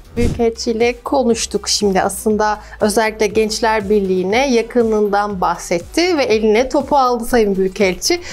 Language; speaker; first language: Turkish; native; Turkish